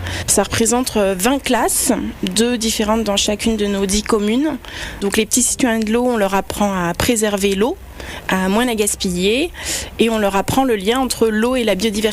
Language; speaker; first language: French; native; French